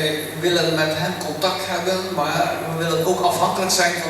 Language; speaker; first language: Dutch; early bilingual, other home language; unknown